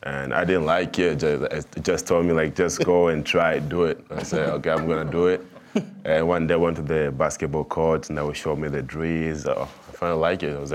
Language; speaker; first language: English; non-native, local second language; Swahili